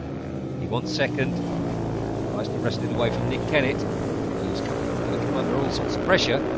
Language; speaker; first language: English; native; English